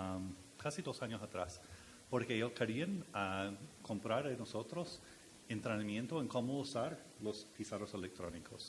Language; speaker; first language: Spanish; non-native, learner; English